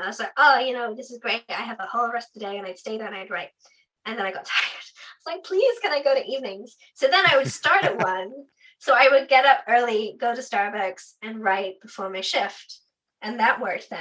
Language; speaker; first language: English; native; English